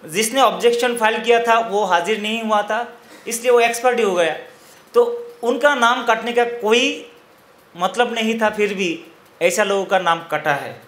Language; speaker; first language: Hindi; non-native, local second language; Bangla